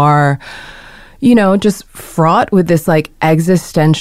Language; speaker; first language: English; non-native, local second language; Korean